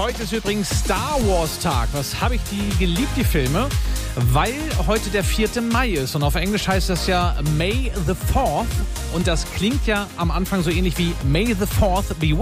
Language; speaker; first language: German; native; German